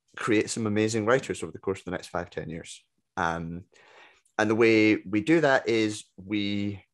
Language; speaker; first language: English; native; English